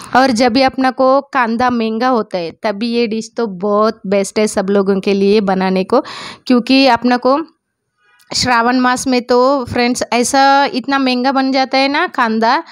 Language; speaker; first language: Hindi; non-native, local second language; Marathi